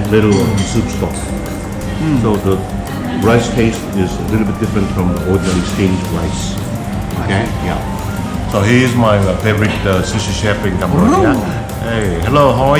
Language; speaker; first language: English; non-native, fluent; Khmer